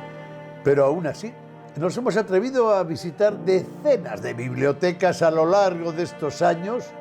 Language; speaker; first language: Spanish; native; Spanish